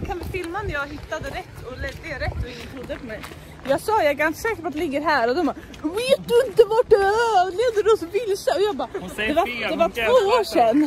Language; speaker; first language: Swedish; native; Swedish